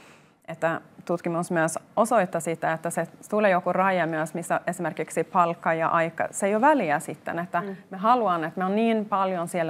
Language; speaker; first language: Finnish; non-native, local second language; Swedish